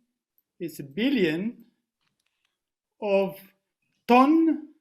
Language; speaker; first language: English; non-native, fluent; Arabic